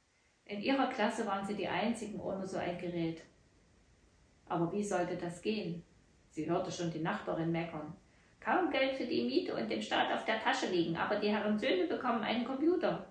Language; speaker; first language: German; native; German